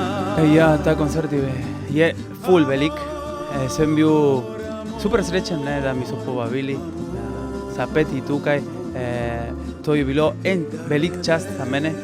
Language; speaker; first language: Slovenian; non-native, learner; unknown